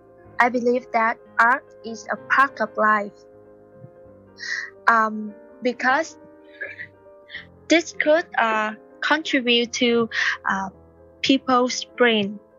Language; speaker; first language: English; non-native, learner; Vietnamese